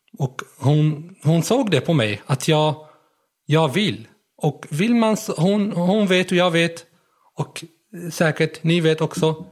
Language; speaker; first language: Swedish; non-native, fluent; Arabic